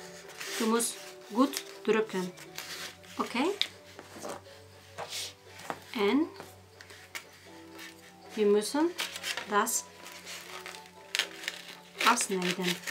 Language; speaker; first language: German; non-native, learner; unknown